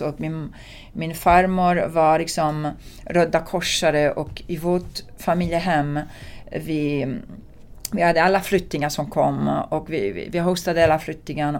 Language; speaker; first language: Swedish; non-native, fluent; Italian